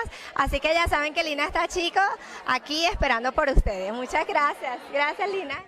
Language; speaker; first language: Spanish; native; Spanish